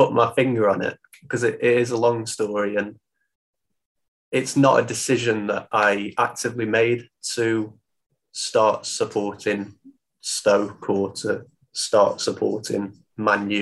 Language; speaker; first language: English; native; English